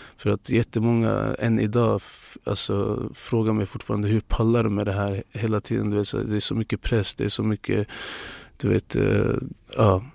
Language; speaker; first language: Swedish; non-native, fluent; Azerbaijani